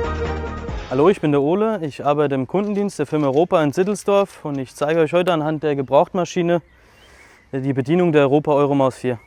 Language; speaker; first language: German; native; German